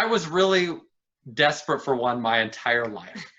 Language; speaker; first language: English; native; English